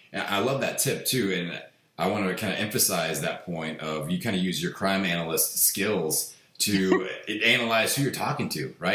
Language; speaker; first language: English; native; English